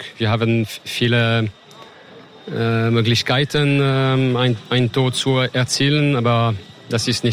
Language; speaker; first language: German; non-native, learner; French